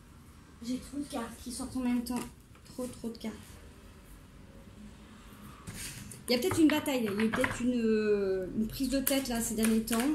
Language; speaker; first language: French; native; French